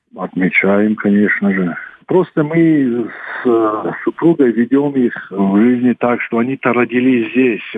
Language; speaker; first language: Russian; non-native, local second language; Ossetic